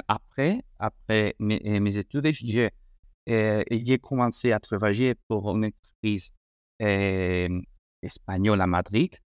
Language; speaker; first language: French; non-native, fluent; Spanish